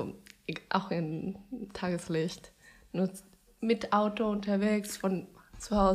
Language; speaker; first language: German; non-native, fluent; Spanish